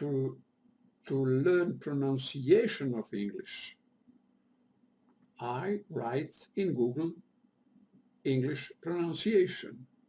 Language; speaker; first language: English; non-native, learner; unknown